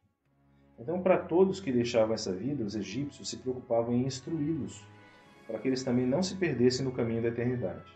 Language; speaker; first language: Portuguese; native; Portuguese